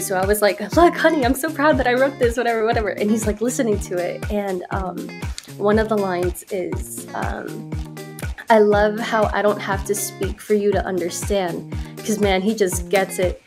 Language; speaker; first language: English; early bilingual, other home language; Spanish